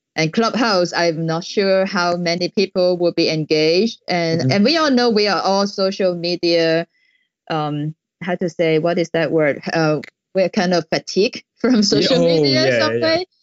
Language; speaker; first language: English; non-native, local second language; Cantonese